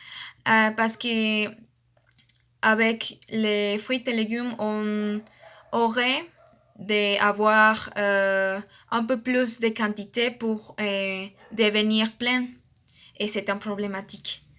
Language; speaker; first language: French; non-native, learner; Spanish